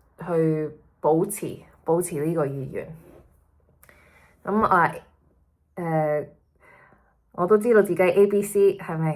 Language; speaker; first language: Chinese; early bilingual, heritage; Cantonese